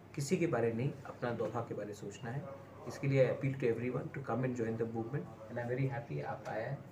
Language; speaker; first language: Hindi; non-native, local second language; Kok Borok